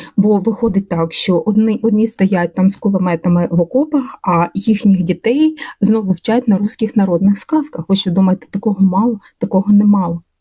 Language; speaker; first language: Ukrainian; non-native, local second language; Russian